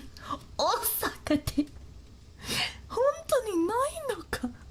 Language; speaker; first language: Japanese; non-native, learner; English